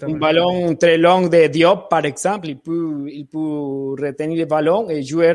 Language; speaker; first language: French; non-native, fluent; Spanish